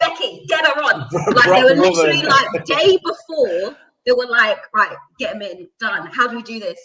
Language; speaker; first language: English; native; English